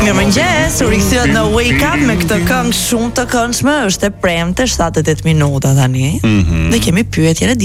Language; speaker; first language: Albanian; native; Albanian